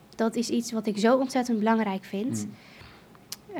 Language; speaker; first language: Dutch; early bilingual, other home language; Kurdish